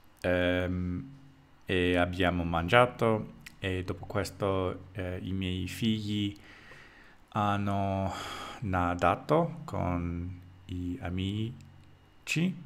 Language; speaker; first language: Italian; non-native, learner; English